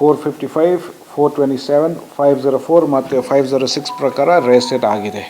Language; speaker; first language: Kannada; non-native, learner; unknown